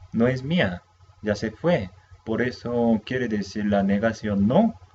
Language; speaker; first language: Spanish; non-native, fluent; Korean